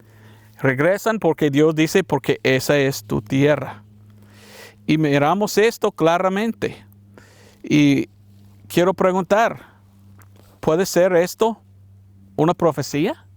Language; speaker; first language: Spanish; non-native, learner; English